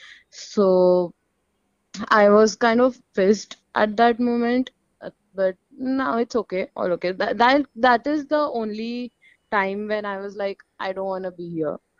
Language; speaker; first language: English; non-native, local second language; Hindi